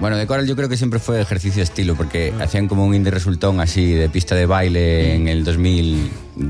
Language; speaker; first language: Spanish; native; Spanish